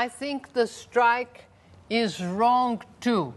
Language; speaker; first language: English; non-native, fluent; Portuguese